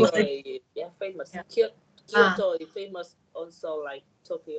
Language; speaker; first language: English; non-native, learner; Thai